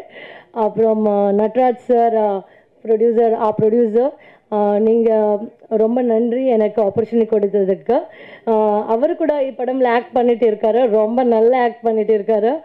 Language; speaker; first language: Tamil; non-native, learner; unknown